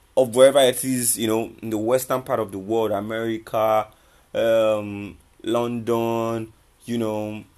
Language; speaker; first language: English; non-native, local second language; Yoruba